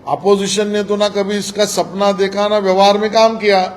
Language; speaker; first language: Hindi; non-native, local second language; Marathi